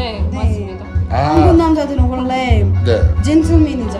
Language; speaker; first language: Korean; non-native, fluent; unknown